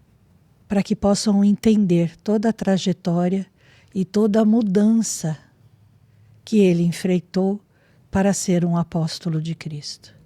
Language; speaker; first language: Portuguese; native; Portuguese